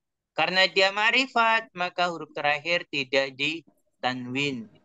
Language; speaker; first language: Indonesian; native; Indonesian